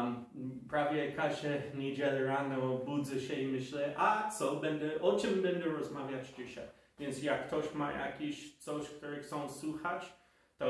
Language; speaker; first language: Polish; non-native, fluent; English